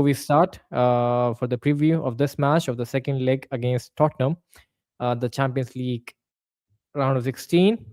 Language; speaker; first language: English; non-native, fluent; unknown